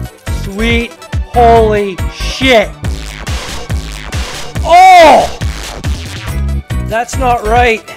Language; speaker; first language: English; native; English